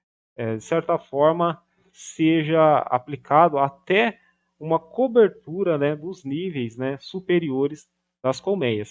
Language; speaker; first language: Portuguese; native; Portuguese